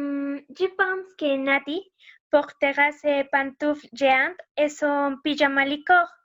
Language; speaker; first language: French; non-native, learner; Spanish